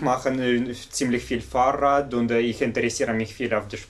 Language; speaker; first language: German; non-native, fluent; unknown